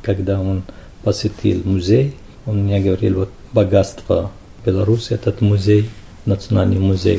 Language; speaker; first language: Russian; non-native, fluent; Arabic